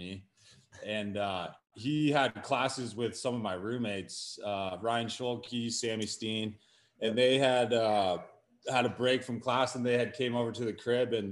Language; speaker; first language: English; native; English